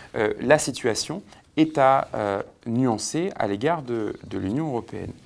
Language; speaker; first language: French; native; French